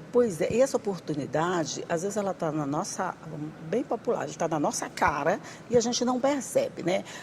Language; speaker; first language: Portuguese; native; Portuguese